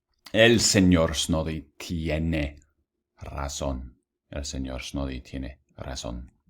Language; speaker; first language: Spanish; non-native, fluent; English